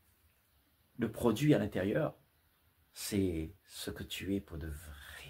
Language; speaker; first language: French; native; French